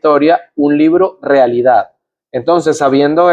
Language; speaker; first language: Spanish; native; Spanish